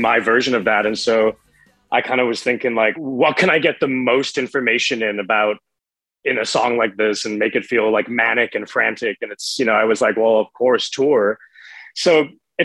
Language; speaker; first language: English; native; English